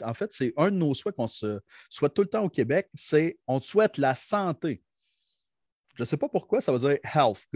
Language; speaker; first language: French; native; French